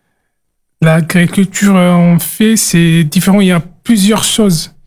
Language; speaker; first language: French; non-native, local second language; Arabic